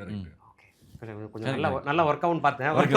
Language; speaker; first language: Tamil; native; Tamil